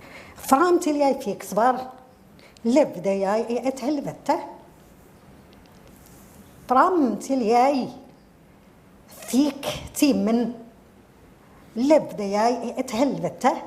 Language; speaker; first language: Norwegian; non-native, fluent; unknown